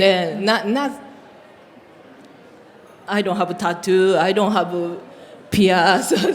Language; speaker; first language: English; non-native, learner; Japanese